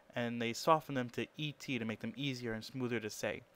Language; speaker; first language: English; native; English